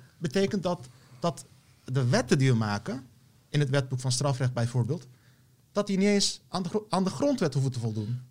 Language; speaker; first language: Dutch; early bilingual, other home language; Turkish